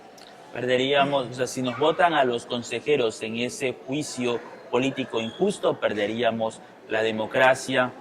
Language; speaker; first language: Spanish; native; Spanish